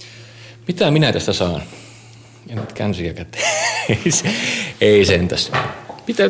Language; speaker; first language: Finnish; native; Finnish